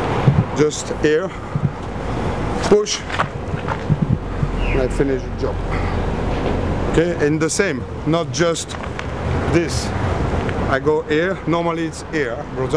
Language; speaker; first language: English; non-native, learner; French